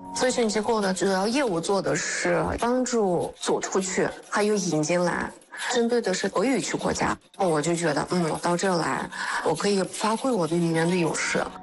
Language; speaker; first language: Chinese; non-native, fluent; Kyrgyz